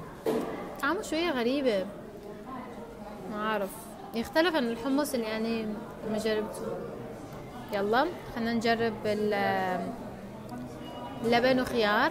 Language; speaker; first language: Arabic; non-native, fluent; Persian